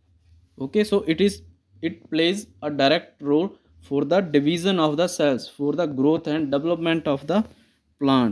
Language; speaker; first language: English; non-native, local second language; Punjabi